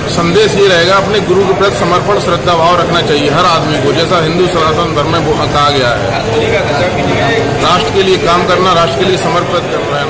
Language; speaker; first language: Hindi; native; Hindi